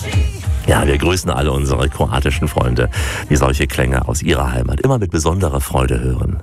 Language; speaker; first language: German; native; German